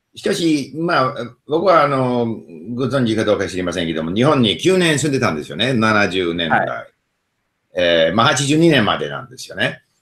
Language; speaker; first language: Japanese; non-native, fluent; English